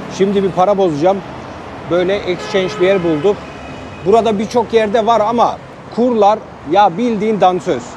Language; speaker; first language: Turkish; native; Turkish